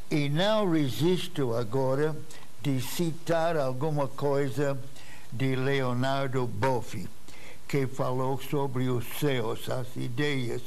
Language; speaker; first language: Portuguese; non-native, fluent; English